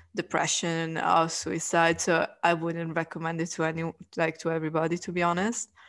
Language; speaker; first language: English; non-native, fluent; Italian